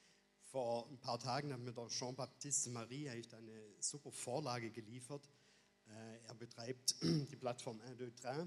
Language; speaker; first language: German; native; German